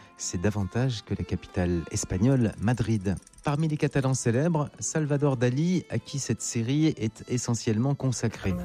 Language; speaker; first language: French; native; French